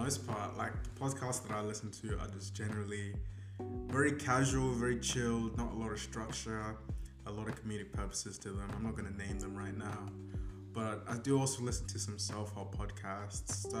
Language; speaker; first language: English; native; English